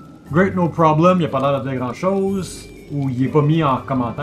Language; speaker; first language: French; native; French